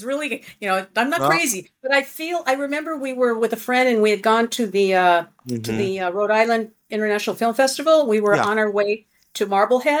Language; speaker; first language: English; early bilingual, other home language; Greek